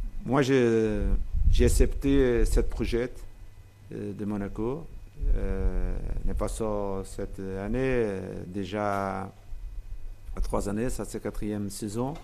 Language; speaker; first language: French; non-native, fluent; Portuguese